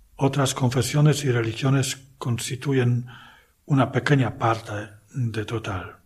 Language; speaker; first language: Spanish; non-native, fluent; Polish